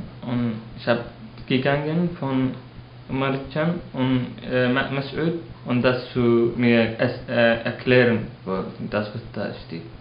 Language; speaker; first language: German; non-native, learner; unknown